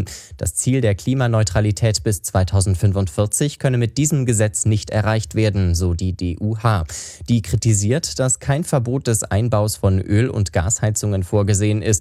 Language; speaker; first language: German; native; German